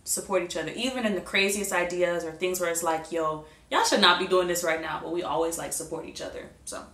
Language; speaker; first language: English; native; English